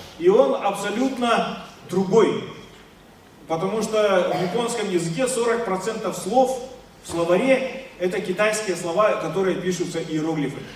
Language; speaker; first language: Russian; non-native, local second language; Yakut